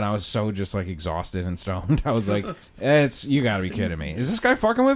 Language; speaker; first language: English; native; English